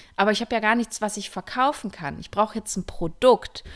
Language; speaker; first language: German; native; German